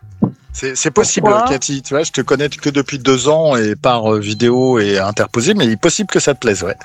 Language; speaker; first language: French; native; French